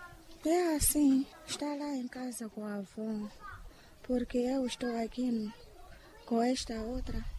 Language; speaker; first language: Portuguese; non-native, local second language; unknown